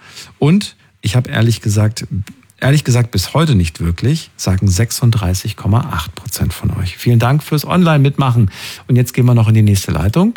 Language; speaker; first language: German; native; German